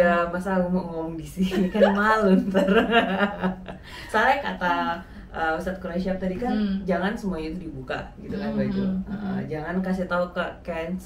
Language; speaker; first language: Indonesian; native; Indonesian